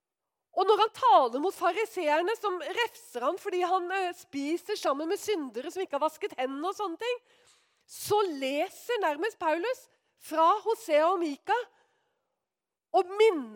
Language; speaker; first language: Norwegian; native; Norwegian